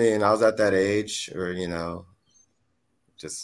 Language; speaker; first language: English; native; English